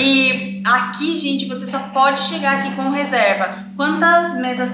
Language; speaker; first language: Portuguese; native; Portuguese